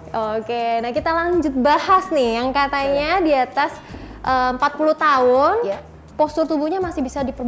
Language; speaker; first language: Indonesian; native; Indonesian